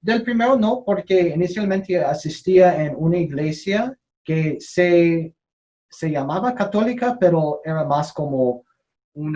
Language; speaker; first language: Spanish; non-native, learner; English